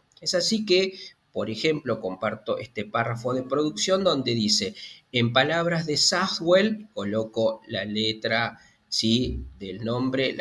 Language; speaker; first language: Spanish; native; Spanish